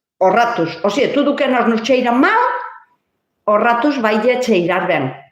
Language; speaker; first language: Galician; native; Galician